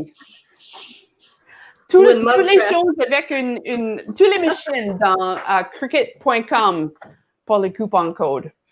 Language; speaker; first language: French; non-native, learner; English